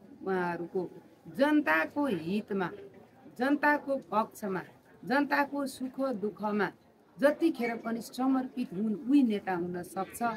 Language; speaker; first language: Nepali; non-native, local second language; Maithili